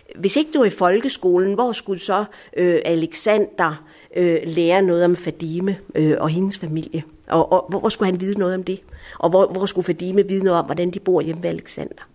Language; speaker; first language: Danish; early bilingual, other home language; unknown